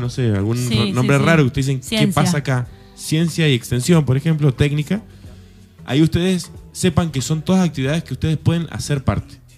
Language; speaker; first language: Spanish; native; Spanish